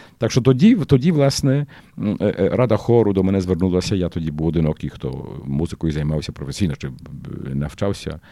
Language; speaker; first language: Ukrainian; early bilingual, heritage; Ukrainian